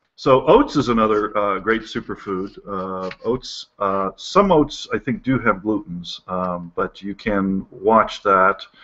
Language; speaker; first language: English; native; English